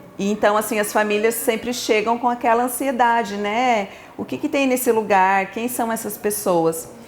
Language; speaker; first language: Portuguese; native; Portuguese